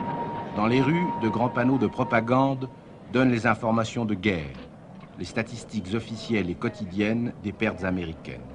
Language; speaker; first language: French; native; French